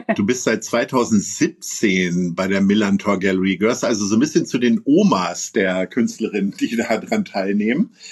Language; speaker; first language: German; native; German